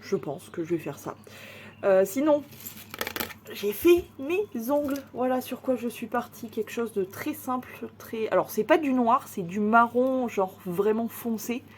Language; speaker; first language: French; native; French